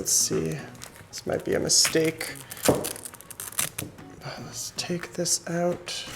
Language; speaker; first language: English; native; English